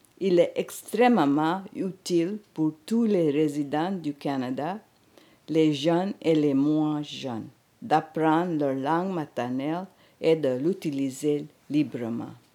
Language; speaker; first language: French; non-native, fluent; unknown